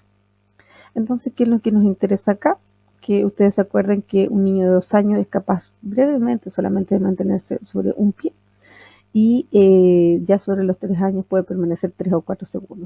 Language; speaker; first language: Spanish; native; Spanish